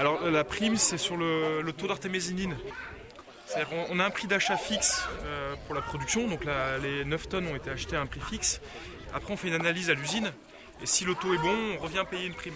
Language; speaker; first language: French; native; French